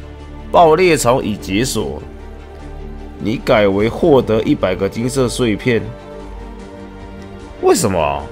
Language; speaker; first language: Chinese; native; Chinese